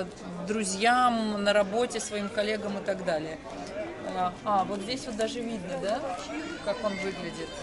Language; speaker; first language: Russian; native; Russian